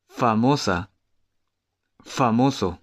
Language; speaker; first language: Spanish; non-native, fluent; Japanese